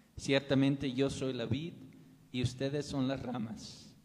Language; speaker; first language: Spanish; non-native, fluent; English